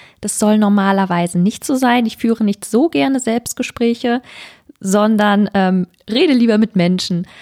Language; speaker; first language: German; native; German